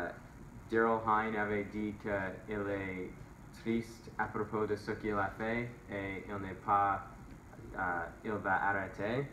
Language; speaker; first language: French; non-native, local second language; English